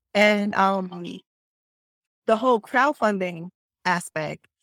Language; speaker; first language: English; native; English